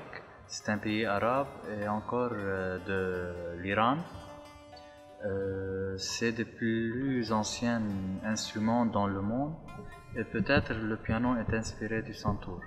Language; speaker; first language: French; non-native, fluent; Arabic